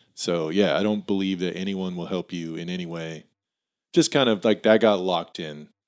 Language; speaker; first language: English; native; English